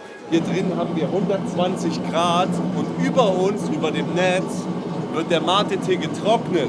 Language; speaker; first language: German; native; German